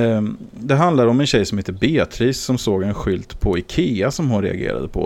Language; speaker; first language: Swedish; native; Swedish